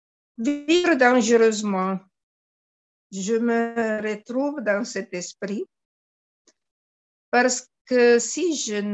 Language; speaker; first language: French; non-native, fluent; Italian